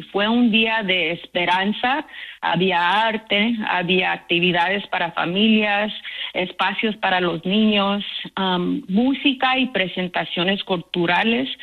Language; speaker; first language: Spanish; early bilingual, heritage; Spanish